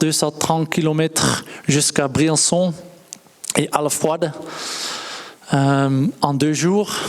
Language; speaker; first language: French; non-native, learner; Dutch